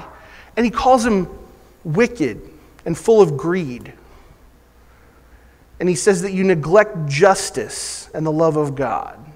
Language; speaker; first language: English; native; English